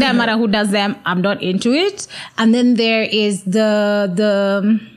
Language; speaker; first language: English; non-native, local second language; Swahili